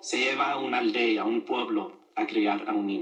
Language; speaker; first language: Spanish; early bilingual, other home language; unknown